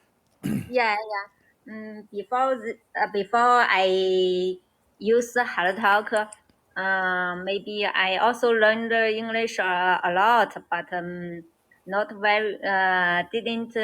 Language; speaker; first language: English; non-native, learner; Chinese